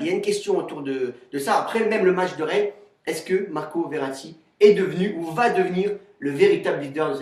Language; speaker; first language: French; native; French